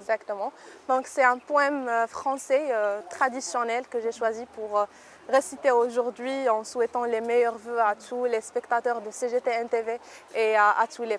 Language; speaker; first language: French; non-native, local second language; Arabic